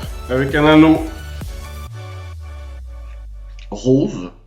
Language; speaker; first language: French; native; French